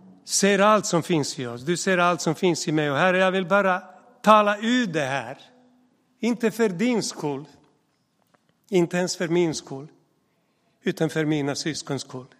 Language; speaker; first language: Swedish; non-native, fluent; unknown